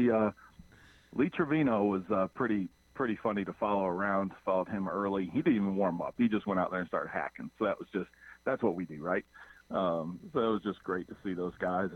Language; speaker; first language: English; native; English